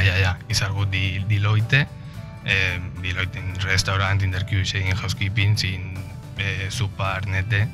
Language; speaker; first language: German; non-native, learner; Spanish